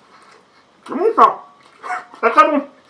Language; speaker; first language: French; native; French